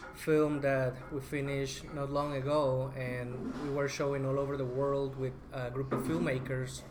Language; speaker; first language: English; non-native, fluent; Spanish